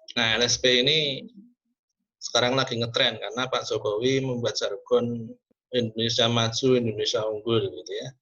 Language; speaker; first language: Indonesian; non-native, local second language; Javanese